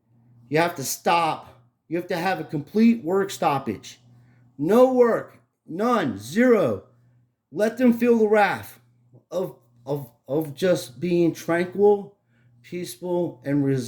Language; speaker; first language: English; native; English